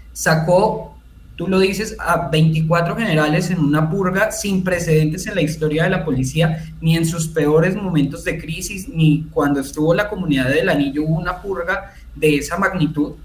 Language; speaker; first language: Spanish; native; Spanish